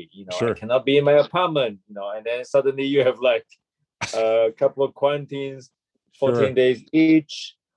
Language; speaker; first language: English; non-native, local second language; Chinese